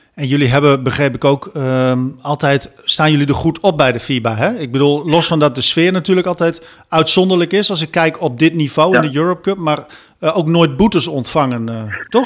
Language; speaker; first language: Dutch; native; Dutch